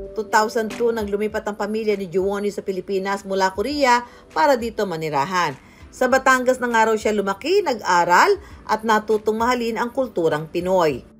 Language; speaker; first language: Filipino; native; Filipino